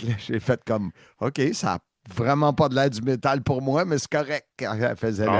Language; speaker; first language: French; native; French